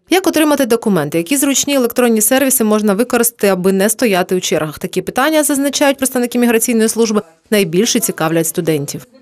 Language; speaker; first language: Ukrainian; native; Ukrainian